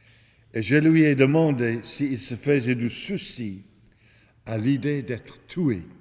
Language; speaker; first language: French; non-native, fluent; English